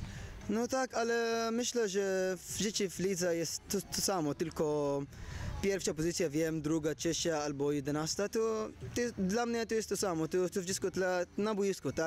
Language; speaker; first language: Polish; non-native, learner; Arabic